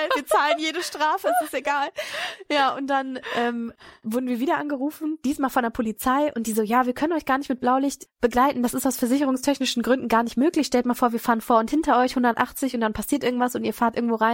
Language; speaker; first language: German; native; German